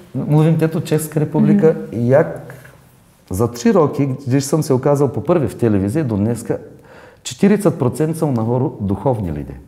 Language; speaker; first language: Czech; non-native, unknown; Bulgarian